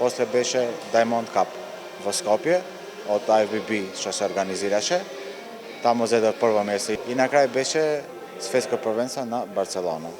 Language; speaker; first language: Macedonian; non-native, local second language; Albanian